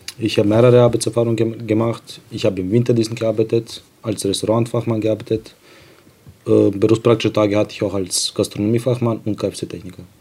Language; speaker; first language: German; non-native, fluent; Serbian